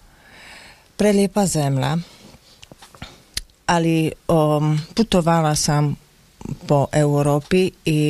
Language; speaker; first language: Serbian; non-native, learner; Slovak